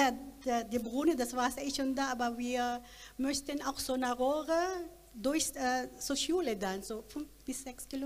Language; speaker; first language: German; non-native, learner; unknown